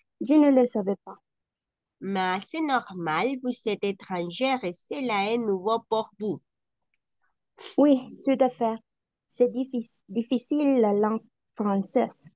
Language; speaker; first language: French; non-native, fluent; Spanish